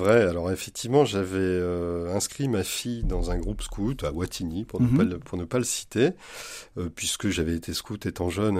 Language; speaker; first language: French; native; French